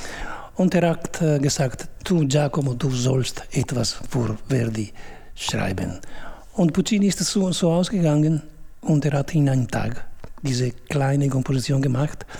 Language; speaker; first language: German; non-native, fluent; Italian